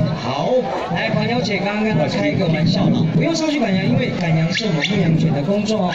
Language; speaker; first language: Chinese; native; Chinese